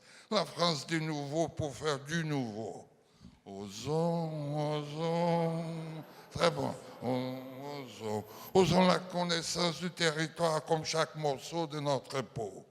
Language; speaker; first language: French; non-native, fluent; Portuguese